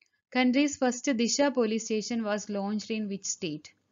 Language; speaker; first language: English; non-native, local second language; Malayalam